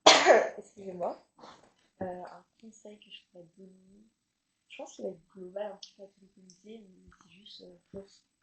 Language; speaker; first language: French; native; French